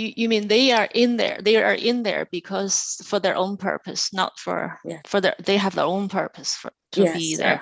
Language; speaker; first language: English; non-native, fluent; Chinese